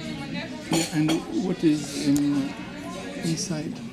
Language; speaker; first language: English; non-native, fluent; Lithuanian